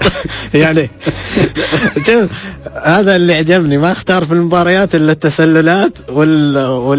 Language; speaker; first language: Arabic; native; Arabic